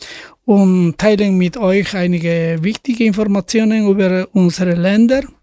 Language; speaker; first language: German; non-native, learner; Spanish